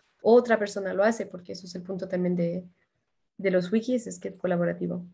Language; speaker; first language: Spanish; non-native, fluent; French